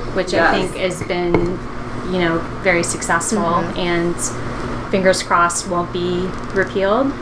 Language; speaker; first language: English; native; English